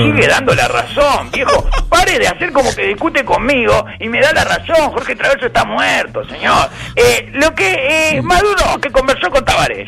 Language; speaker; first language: Spanish; native; Spanish